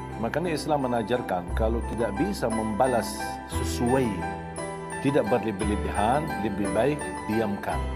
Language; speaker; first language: Indonesian; non-native, fluent; Arabic